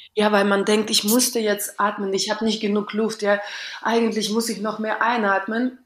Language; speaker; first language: German; non-native, fluent; Russian